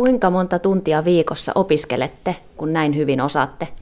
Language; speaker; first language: Finnish; native; Finnish